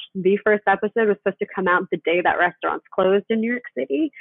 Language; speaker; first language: English; early bilingual, other home language; Spanish